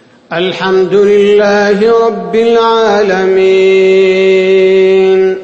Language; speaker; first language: Arabic; native; Arabic